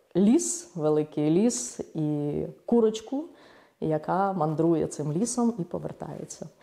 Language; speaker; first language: Ukrainian; native; Ukrainian